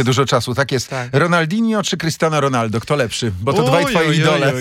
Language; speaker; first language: Polish; native; Polish